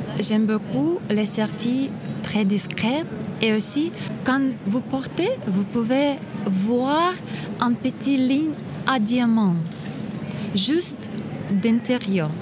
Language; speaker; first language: French; non-native, learner; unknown